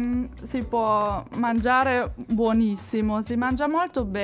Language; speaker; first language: Italian; non-native, fluent; German